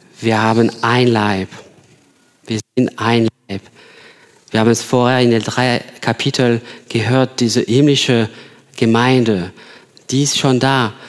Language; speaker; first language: German; non-native, fluent; French